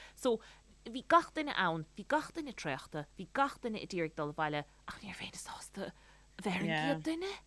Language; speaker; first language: Irish; native; Irish